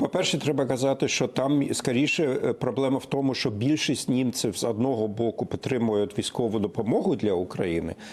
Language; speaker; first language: Ukrainian; non-native, fluent; German